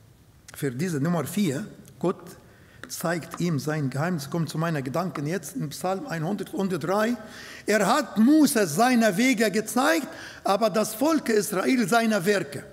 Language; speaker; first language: German; non-native, fluent; Arabic